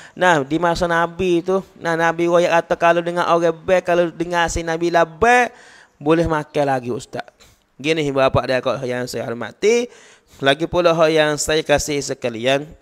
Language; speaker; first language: Malay; native; Malay